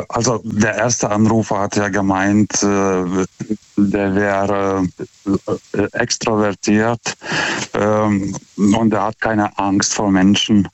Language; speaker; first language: German; non-native, fluent; Lithuanian